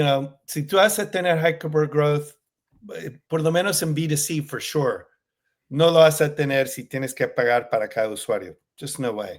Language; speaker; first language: Spanish; early bilingual, heritage; Spanish